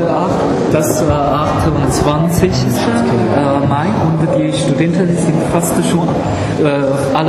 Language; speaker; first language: German; non-native, fluent; Chinese